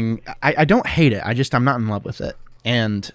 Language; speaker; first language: English; native; English